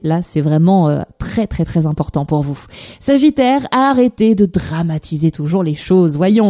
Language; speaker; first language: French; native; French